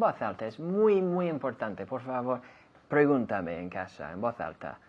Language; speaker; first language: Spanish; non-native, fluent; English